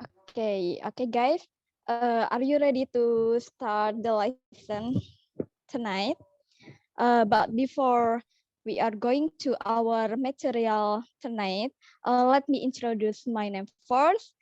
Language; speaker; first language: English; non-native, learner; Indonesian